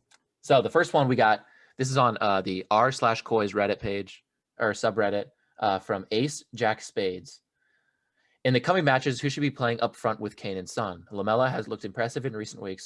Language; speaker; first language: English; native; English